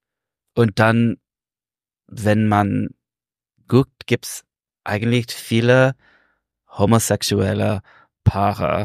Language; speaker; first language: German; non-native, learner; English